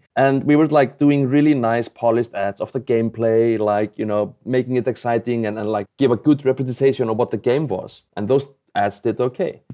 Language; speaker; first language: English; non-native, fluent; Icelandic